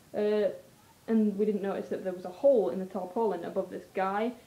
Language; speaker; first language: English; native; English